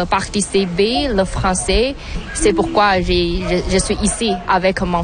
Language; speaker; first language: French; non-native, learner; Chinese